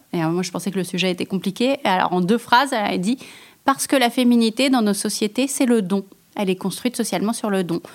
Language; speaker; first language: French; native; French